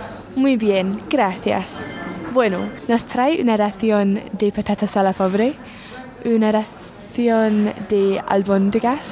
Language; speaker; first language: Spanish; non-native, fluent; English